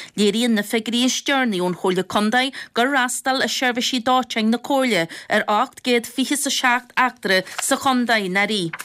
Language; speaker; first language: Irish; native; Irish